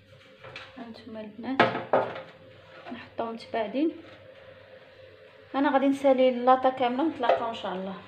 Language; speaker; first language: Arabic; native; Arabic